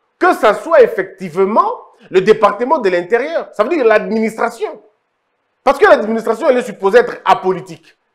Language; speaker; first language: French; non-native, local second language; Lingala